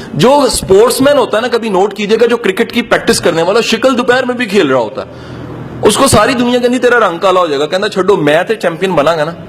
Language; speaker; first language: Urdu; non-native, local second language; Punjabi